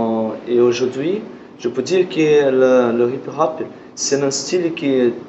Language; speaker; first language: French; non-native, learner; Portuguese